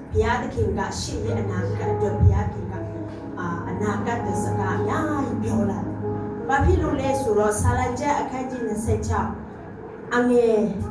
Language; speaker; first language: Burmese; non-native, local second language; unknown